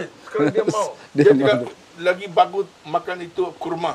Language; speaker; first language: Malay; non-native, local second language; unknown